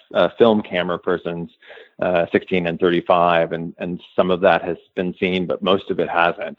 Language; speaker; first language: English; native; English